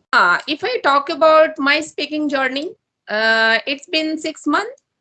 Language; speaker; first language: English; non-native, learner; Hindi